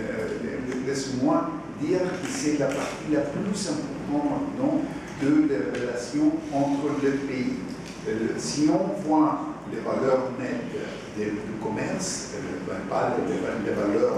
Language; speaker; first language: French; non-native, fluent; Spanish